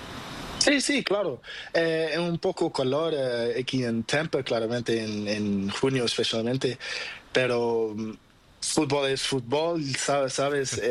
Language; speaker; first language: Spanish; non-native, learner; Portuguese